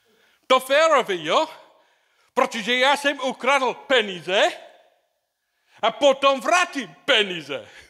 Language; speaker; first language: Czech; non-native, learner; English